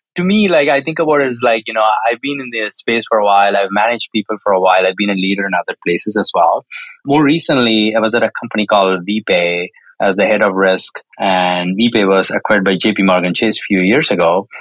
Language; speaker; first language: English; non-native, local second language; Tamil